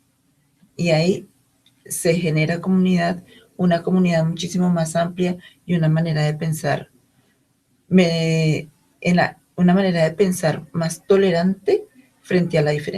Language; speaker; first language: Spanish; native; Spanish